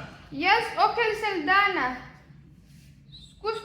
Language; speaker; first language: Hebrew; non-native, learner; Gujarati